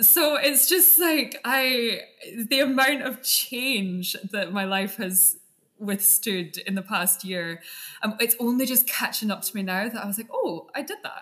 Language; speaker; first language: English; native; English